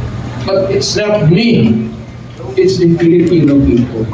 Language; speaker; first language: English; non-native, local second language; Cebuano